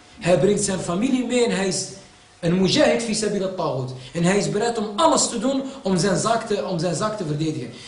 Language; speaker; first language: Dutch; early bilingual, other home language; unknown